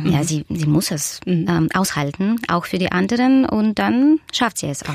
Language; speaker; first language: German; non-native, fluent; Russian